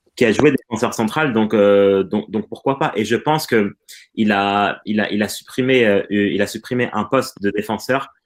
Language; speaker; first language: French; non-native, local second language; Arabic